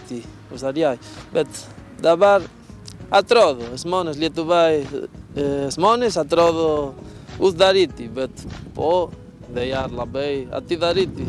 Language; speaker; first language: Lithuanian; non-native, learner; Spanish